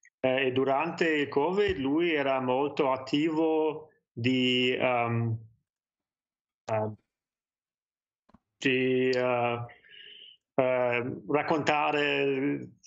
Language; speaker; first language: Italian; non-native, learner; German